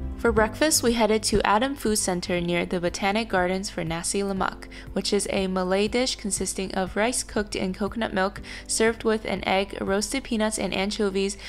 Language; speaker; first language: English; non-native, fluent; Chinese